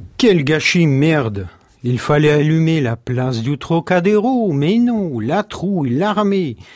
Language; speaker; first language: French; non-native, fluent; Russian